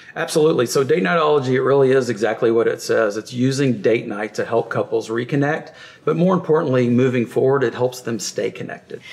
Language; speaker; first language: English; native; English